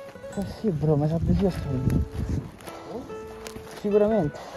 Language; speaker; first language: Italian; native; Italian